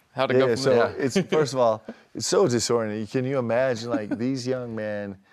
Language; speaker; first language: English; native; English